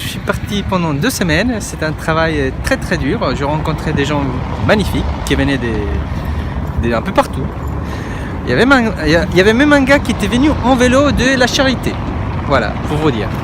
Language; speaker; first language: French; non-native, fluent; Spanish